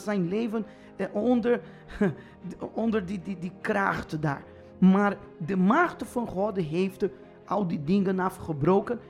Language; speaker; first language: Dutch; non-native, fluent; Portuguese